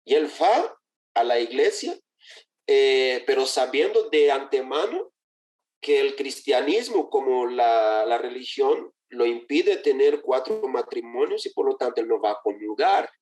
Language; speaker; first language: Spanish; non-native, fluent; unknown